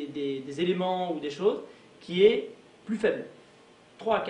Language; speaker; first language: French; native; French